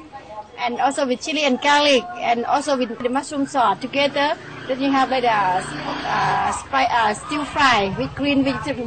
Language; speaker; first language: English; non-native, learner; Thai